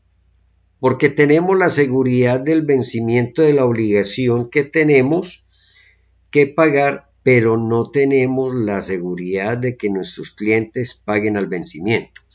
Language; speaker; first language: Spanish; native; Spanish